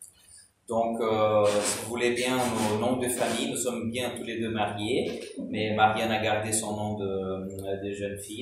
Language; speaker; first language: French; non-native, fluent; Portuguese